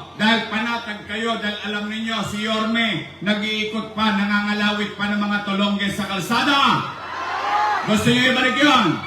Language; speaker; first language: Filipino; native; Filipino